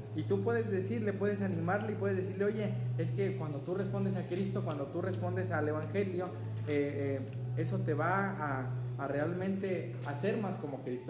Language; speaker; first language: Spanish; native; Spanish